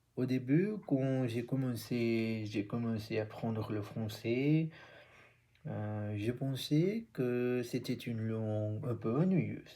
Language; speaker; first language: French; non-native, learner; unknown